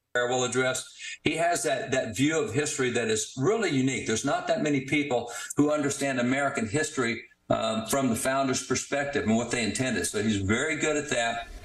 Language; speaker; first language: English; native; English